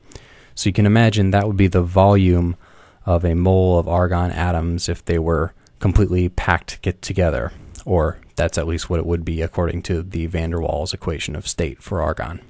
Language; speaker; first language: English; native; English